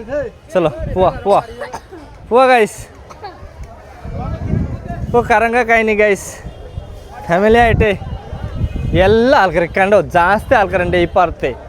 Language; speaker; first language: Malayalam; non-native, learner; Bangla